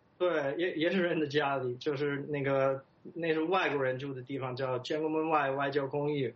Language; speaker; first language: Chinese; non-native, fluent; English